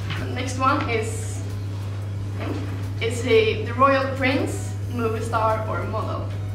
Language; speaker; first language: English; non-native, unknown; Swedish